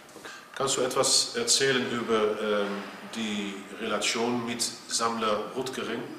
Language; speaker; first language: German; non-native, fluent; Dutch